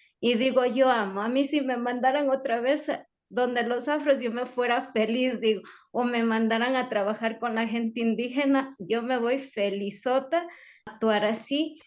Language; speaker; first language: Spanish; native; Spanish